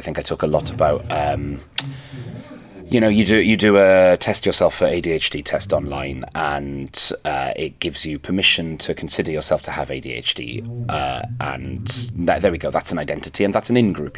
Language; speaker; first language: English; non-native, local second language; Welsh